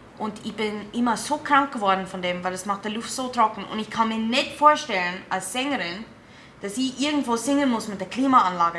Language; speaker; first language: German; non-native, fluent; English